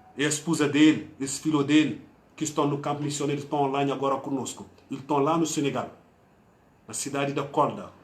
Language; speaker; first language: Portuguese; non-native, fluent; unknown